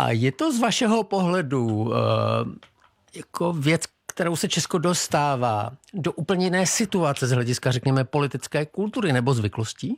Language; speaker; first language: Czech; native; Czech